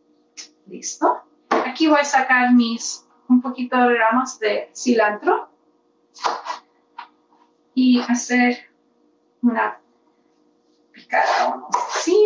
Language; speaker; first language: Spanish; early bilingual, heritage; Spanish